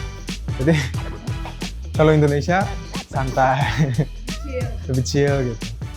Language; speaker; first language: Indonesian; early bilingual, other home language; Korean